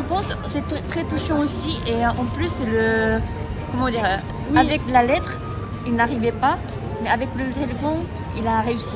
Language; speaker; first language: French; non-native, fluent; Japanese